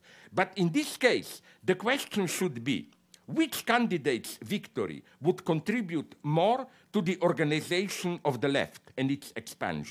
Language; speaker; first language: English; non-native, fluent; Slovenian